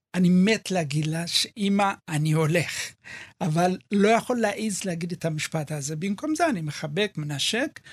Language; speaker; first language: Hebrew; early bilingual, other home language; Amharic